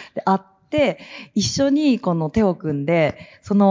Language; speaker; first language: Japanese; native; Japanese